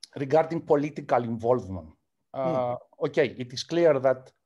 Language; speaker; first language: English; non-native, fluent; Greek